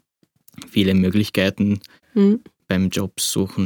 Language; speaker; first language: German; non-native, fluent; Arabic